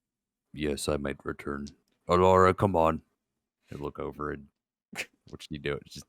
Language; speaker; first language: English; native; English